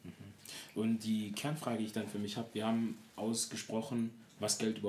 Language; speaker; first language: German; native; German